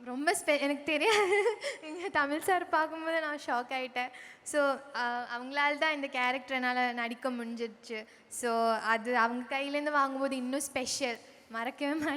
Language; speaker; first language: Tamil; non-native, local second language; Malayalam